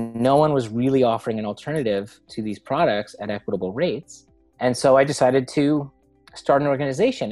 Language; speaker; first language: English; native; English